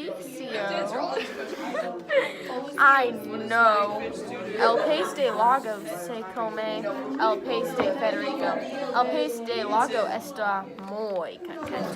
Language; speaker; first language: Spanish; non-native, learner; English